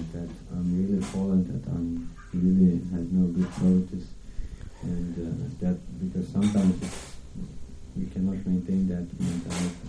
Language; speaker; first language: English; non-native, learner; Lithuanian